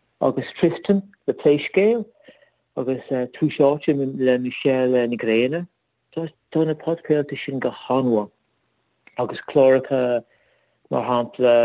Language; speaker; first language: Irish; non-native, learner; English